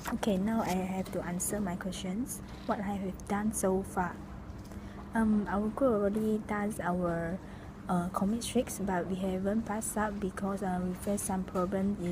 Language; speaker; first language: English; non-native, local second language; Malay